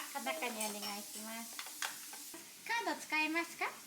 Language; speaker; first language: Japanese; native; Japanese